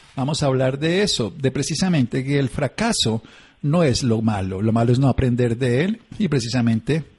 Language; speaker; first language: Spanish; native; Spanish